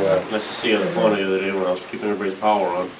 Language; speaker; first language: English; native; English